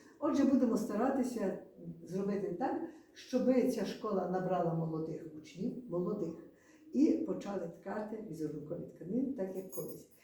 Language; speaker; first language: Ukrainian; native; Ukrainian